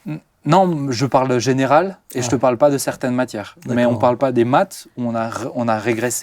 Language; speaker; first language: French; native; French